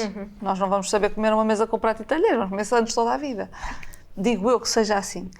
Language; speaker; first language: Portuguese; native; Portuguese